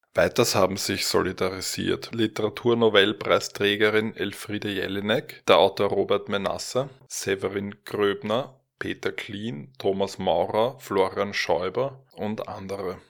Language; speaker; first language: German; native; German